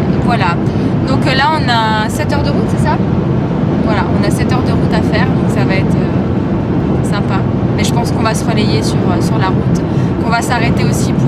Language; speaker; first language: French; native; French